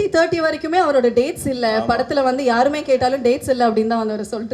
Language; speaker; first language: Tamil; native; Tamil